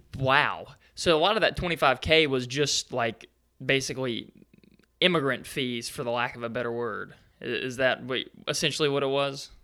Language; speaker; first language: English; native; English